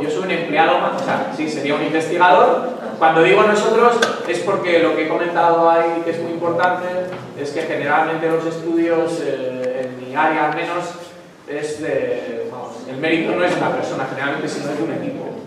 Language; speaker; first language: Spanish; native; Spanish